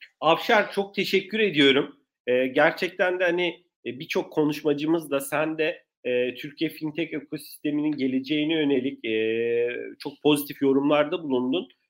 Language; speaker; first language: Turkish; native; Turkish